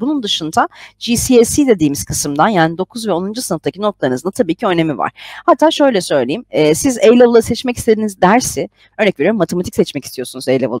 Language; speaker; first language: Turkish; native; Turkish